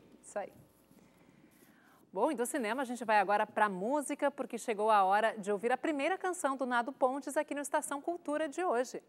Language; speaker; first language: Portuguese; native; Portuguese